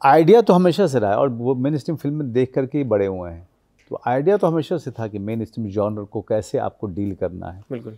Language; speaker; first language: Hindi; native; Hindi